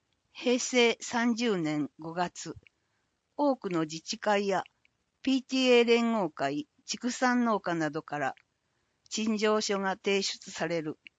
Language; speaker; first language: Japanese; native; Japanese